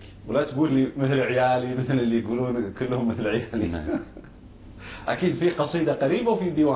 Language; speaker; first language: Arabic; native; Arabic